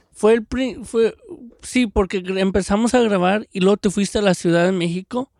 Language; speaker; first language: Spanish; early bilingual, heritage; Spanish